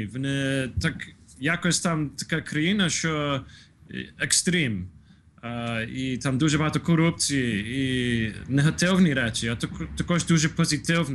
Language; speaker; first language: Ukrainian; early bilingual, heritage; Ukrainian